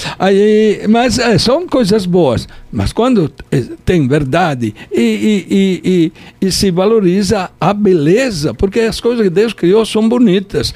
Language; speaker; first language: Portuguese; non-native, fluent; Italian